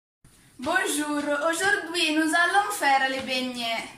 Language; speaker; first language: French; non-native, learner; Italian